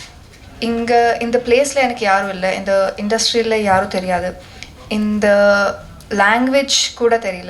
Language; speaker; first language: Tamil; non-native, learner; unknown